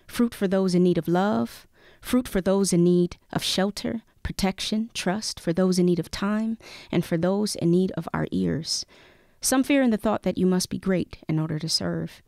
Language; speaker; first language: English; native; English